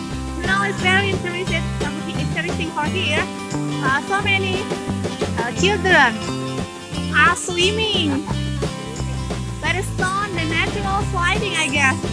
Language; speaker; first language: English; non-native, local second language; Indonesian